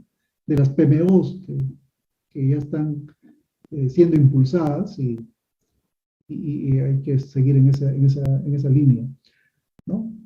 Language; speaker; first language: Spanish; native; Spanish